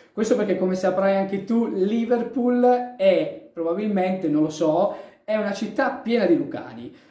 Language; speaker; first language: Italian; native; Italian